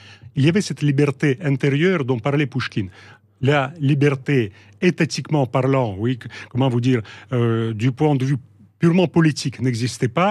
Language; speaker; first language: French; non-native, fluent; Russian